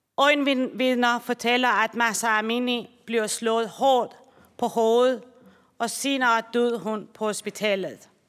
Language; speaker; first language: Danish; non-native, fluent; Persian